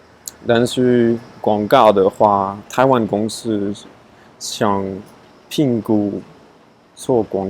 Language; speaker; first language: Chinese; non-native, fluent; French